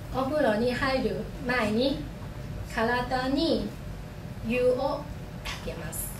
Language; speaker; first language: Japanese; non-native, learner; Chinese